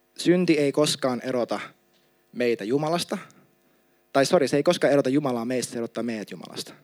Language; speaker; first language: Finnish; native; Finnish